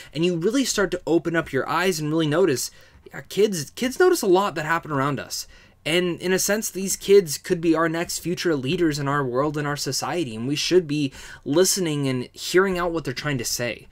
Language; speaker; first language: English; native; English